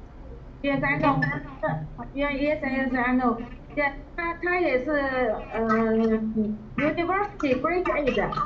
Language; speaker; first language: English; non-native, learner; Chinese